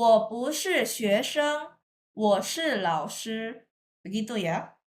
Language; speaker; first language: Chinese; non-native, fluent; Indonesian